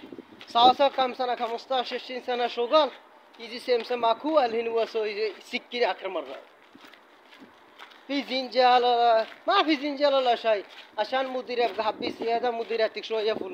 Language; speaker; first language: Arabic; non-native, learner; Bangla